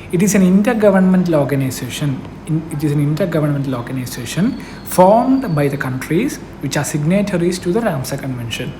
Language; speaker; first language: English; non-native, local second language; Malayalam